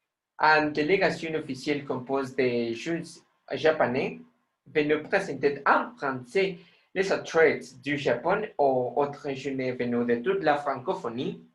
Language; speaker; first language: French; non-native, learner; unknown